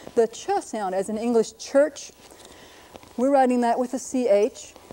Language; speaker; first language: English; native; English